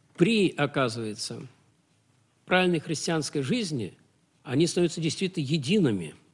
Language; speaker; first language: Russian; native; Russian